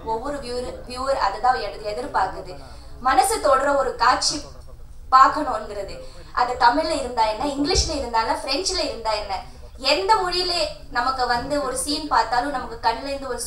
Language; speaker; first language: Tamil; non-native, local second language; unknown